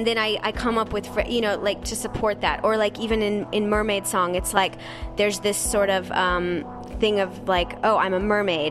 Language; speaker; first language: English; native; English